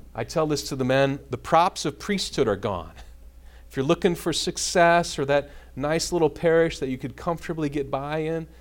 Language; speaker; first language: English; native; English